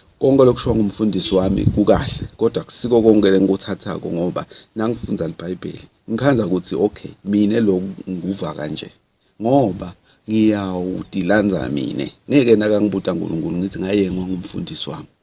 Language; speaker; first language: Zulu; non-native, local second language; Swati